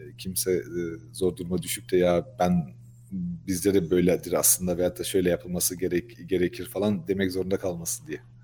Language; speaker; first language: Turkish; early bilingual, heritage; Turkish